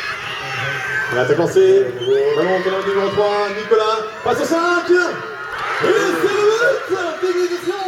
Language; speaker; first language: French; native; French